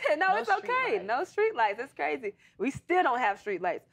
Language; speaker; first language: English; native; English